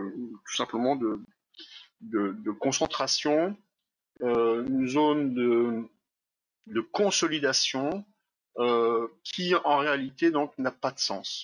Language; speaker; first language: French; native; French